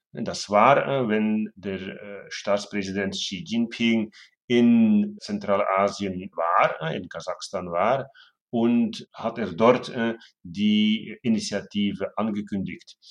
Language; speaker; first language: German; non-native, fluent; Dutch